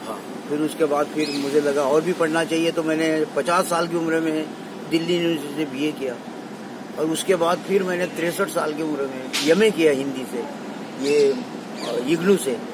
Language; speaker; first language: Hindi; non-native, local second language; Marathi